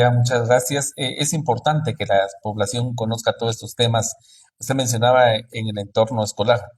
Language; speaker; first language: Spanish; native; Spanish